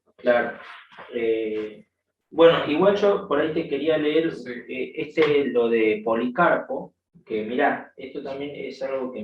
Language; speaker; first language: Spanish; native; Spanish